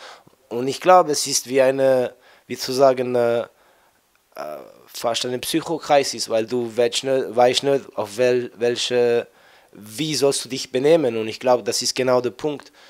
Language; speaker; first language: German; non-native, fluent; French